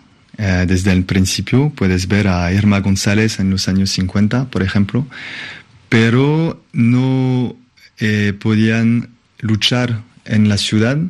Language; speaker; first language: Spanish; non-native, fluent; French